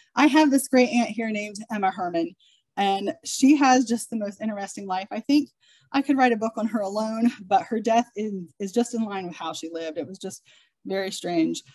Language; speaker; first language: English; native; English